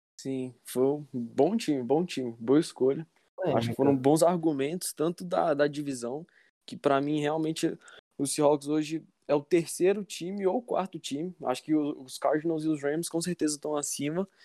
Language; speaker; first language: Portuguese; native; Portuguese